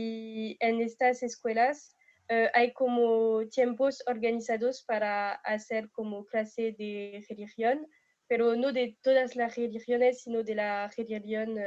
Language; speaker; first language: Spanish; non-native, fluent; French